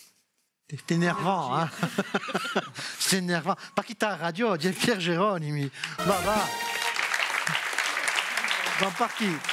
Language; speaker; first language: French; native; French